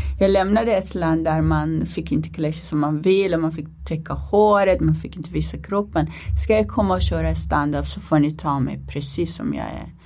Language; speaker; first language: Swedish; non-native, fluent; Persian